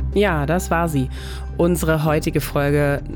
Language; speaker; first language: German; native; German